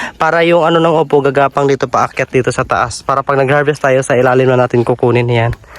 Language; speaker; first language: Filipino; non-native, local second language; Cebuano